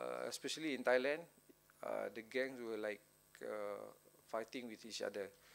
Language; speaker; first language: English; non-native, local second language; Malay